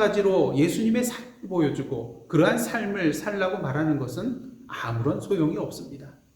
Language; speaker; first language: Korean; native; Korean